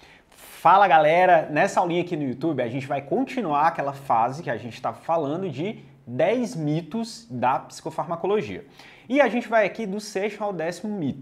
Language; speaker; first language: Portuguese; native; Portuguese